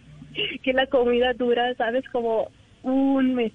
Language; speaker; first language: Spanish; non-native, learner; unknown